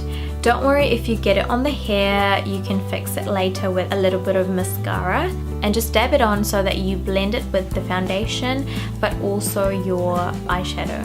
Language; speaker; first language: English; non-native, local second language; Sinhala